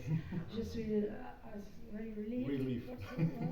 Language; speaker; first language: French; non-native, learner; English